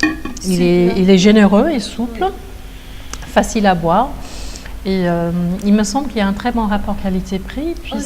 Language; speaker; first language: French; native; French